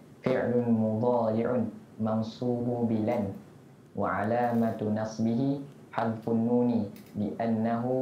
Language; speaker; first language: Arabic; non-native, learner; Malay